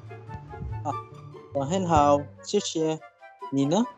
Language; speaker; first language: Chinese; non-native, learner; Malay